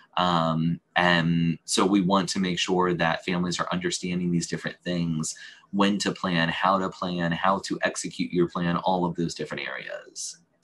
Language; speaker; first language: English; native; English